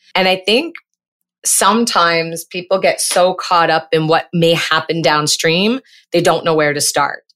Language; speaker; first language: English; native; English